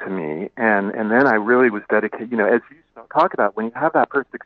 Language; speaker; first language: English; native; English